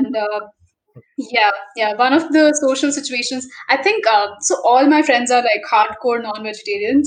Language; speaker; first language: English; non-native, local second language; Bangla